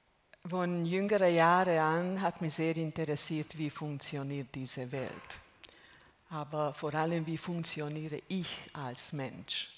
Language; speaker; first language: German; non-native, fluent; Hungarian